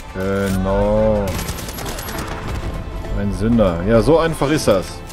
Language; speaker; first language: German; native; German